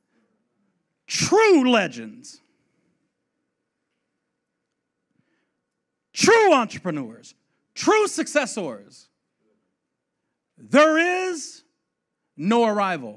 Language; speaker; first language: English; native; English